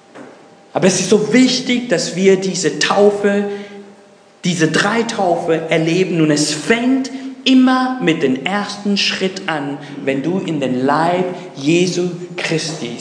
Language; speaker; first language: German; non-native, fluent; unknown